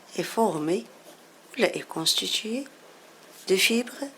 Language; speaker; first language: French; non-native, local second language; Arabic